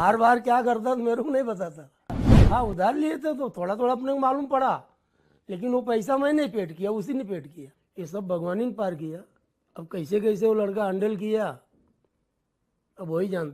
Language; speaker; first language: Hindi; native; Hindi